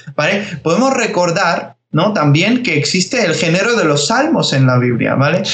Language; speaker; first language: Spanish; early bilingual, other home language; Georgian